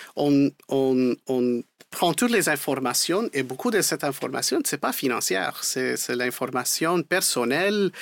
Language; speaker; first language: French; non-native, fluent; Spanish